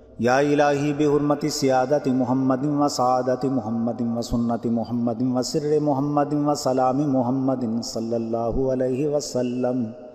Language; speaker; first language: Arabic; non-native, learner; Urdu